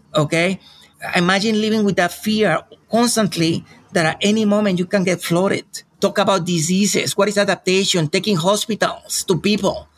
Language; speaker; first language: English; non-native, fluent; Spanish